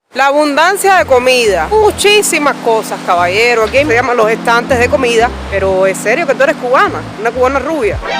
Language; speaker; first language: Spanish; native; Spanish